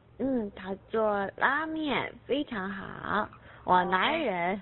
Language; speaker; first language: Chinese; non-native, fluent; Korean